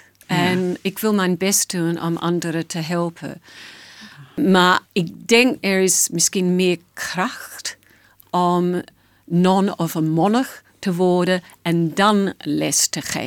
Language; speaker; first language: Dutch; non-native, fluent; English